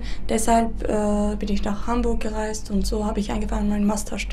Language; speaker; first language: German; non-native, fluent; Armenian